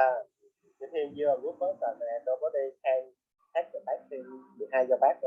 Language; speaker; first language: English; non-native, learner; Vietnamese